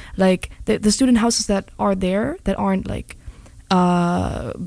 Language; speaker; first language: English; non-native, fluent; German